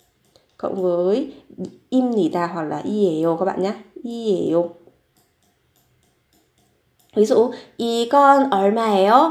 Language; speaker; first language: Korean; non-native, fluent; Vietnamese